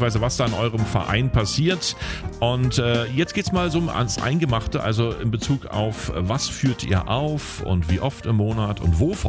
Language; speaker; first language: German; native; German